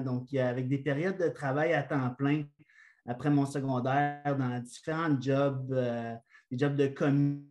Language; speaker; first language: French; native; French